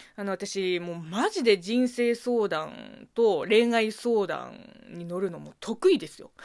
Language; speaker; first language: Japanese; non-native, fluent; Chinese